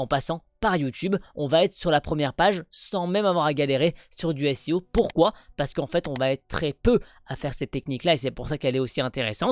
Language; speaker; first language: French; native; French